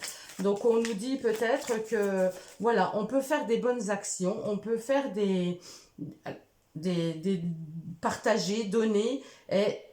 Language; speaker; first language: French; native; French